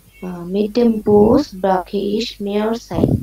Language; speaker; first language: German; non-native, learner; Bangla